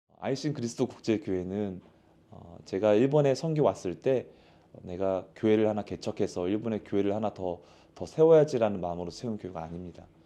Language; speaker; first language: Korean; native; Korean